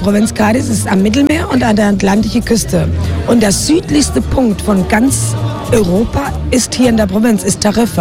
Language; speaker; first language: German; non-native, fluent; Spanish